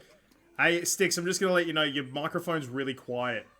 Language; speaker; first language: English; native; English